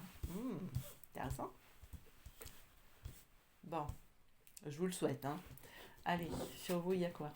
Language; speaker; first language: French; native; French